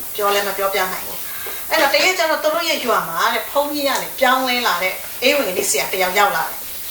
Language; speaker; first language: Burmese; native; Burmese